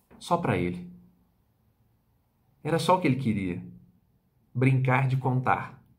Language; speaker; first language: Portuguese; native; Portuguese